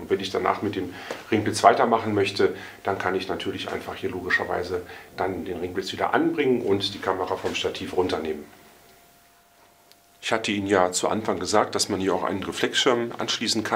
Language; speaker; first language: German; native; German